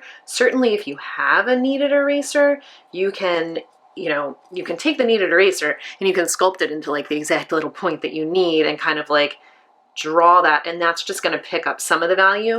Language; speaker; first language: English; native; English